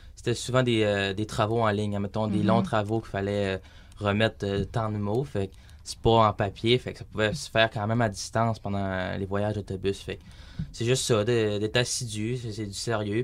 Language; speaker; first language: French; native; French